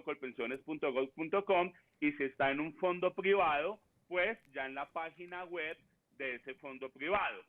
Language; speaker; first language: Spanish; native; Spanish